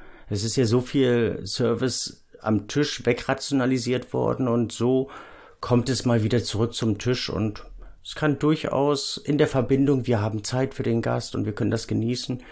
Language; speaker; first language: German; native; German